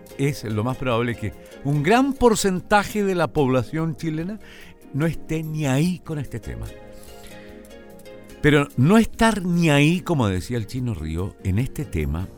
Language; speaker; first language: Spanish; native; Spanish